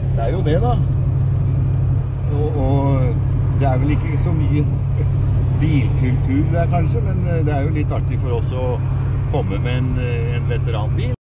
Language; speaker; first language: Norwegian; native; Norwegian